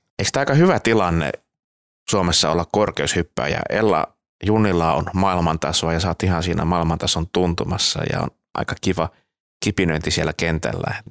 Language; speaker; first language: Finnish; native; Finnish